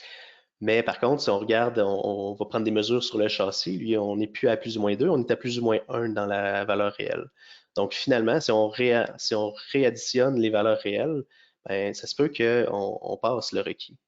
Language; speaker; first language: French; native; French